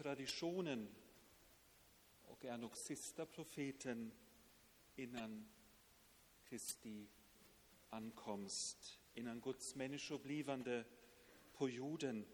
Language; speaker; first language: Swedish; non-native, fluent; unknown